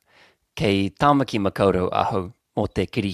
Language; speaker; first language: Māori; non-native, learner; English